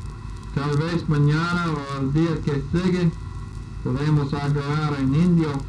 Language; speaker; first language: Spanish; non-native, learner; English